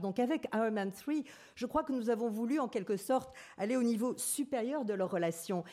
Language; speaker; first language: French; native; French